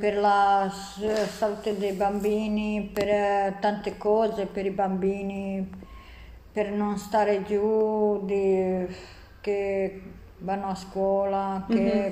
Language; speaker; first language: Italian; non-native, learner; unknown